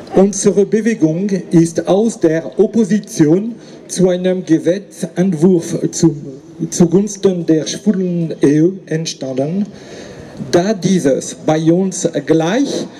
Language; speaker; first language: German; non-native, fluent; French